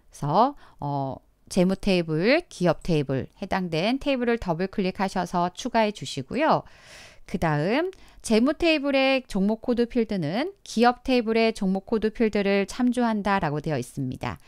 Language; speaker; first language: Korean; native; Korean